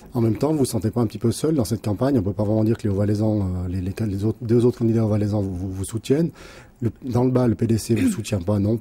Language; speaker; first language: French; native; French